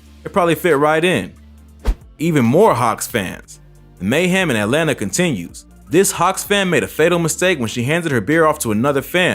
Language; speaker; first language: English; native; English